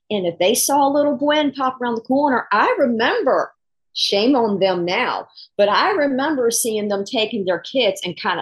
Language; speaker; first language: English; native; English